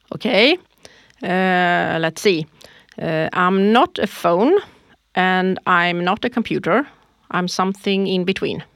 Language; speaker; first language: English; non-native, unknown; Swedish